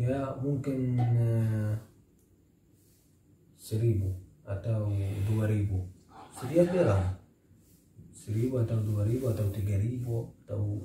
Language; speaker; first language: Indonesian; non-native, learner; Arabic